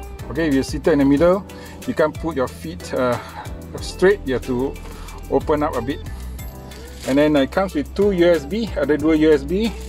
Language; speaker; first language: English; non-native, local second language; Malay